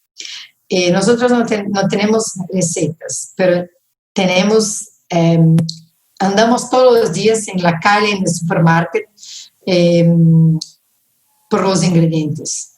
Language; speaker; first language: Spanish; non-native, fluent; Portuguese